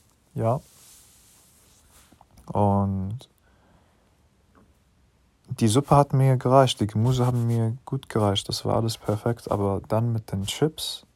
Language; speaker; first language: German; non-native, learner; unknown